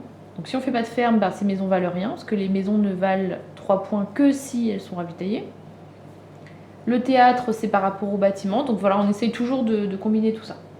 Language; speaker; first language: French; native; French